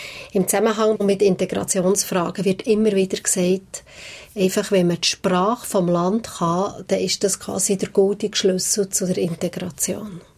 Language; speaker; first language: German; native; German